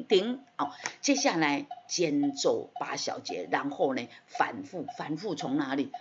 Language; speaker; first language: Chinese; non-native, local second language; Min Nan Chinese